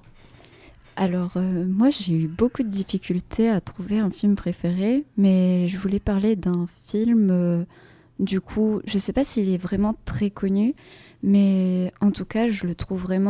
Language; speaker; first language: French; native; French